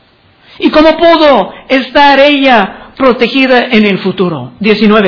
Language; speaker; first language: Spanish; non-native, fluent; English